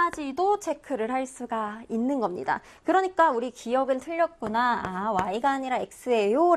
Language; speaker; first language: Korean; native; Korean